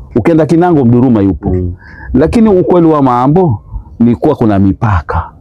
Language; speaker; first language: Swahili; non-native, local second language; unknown